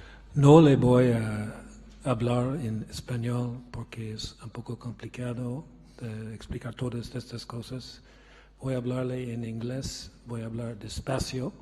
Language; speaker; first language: Spanish; non-native, learner; English